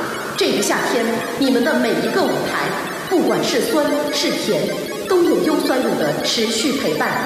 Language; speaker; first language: Chinese; native; Chinese